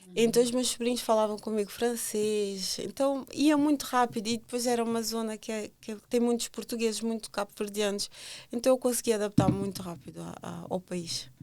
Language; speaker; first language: Portuguese; native; Portuguese